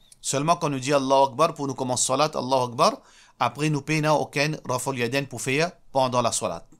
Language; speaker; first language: French; non-native, local second language; Morisyen